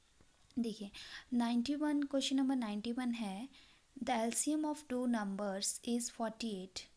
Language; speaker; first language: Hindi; native; Hindi